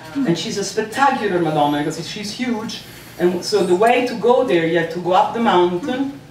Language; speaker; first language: English; non-native, fluent; Italian